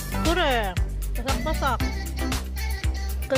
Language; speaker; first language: Korean; non-native, learner; Filipino